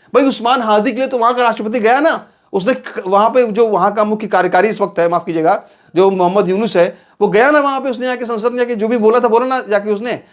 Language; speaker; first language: Hindi; native; Hindi